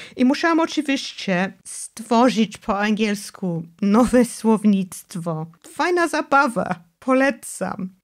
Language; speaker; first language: Polish; non-native, fluent; English